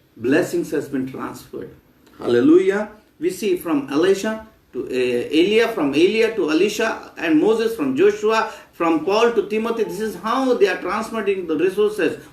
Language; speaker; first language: English; non-native, local second language; Marathi